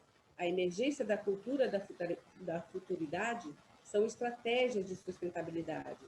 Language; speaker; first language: Portuguese; native; Portuguese